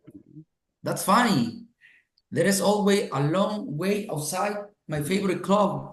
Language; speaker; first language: English; non-native, learner; Spanish